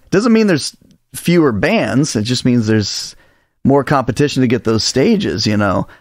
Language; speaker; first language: English; native; English